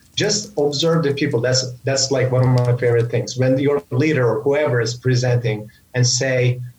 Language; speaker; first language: English; non-native, fluent; Turkish